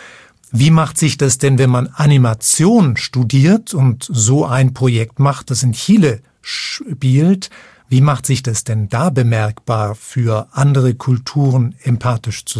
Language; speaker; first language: German; native; German